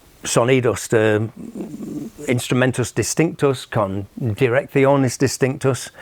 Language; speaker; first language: Spanish; non-native, fluent; English